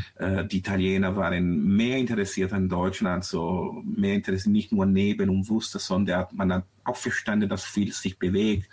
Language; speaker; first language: German; non-native, fluent; Italian